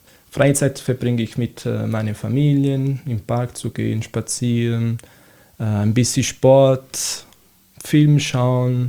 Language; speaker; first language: German; non-native, fluent; Italian